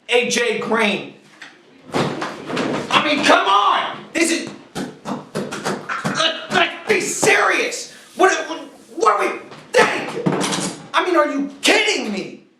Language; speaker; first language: English; native; English